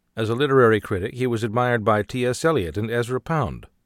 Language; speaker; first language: English; native; English